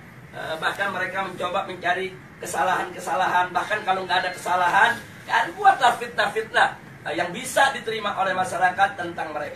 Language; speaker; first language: Indonesian; native; Indonesian